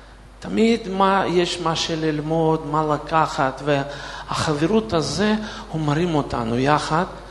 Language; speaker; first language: Hebrew; non-native, fluent; Russian